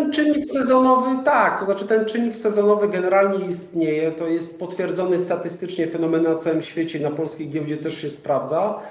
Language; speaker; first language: Polish; native; Polish